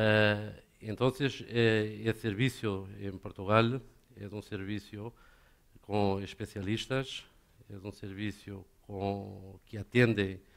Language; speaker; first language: Spanish; non-native, learner; Portuguese